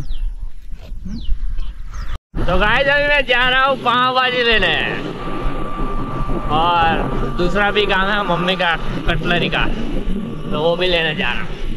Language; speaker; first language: Hindi; native; Hindi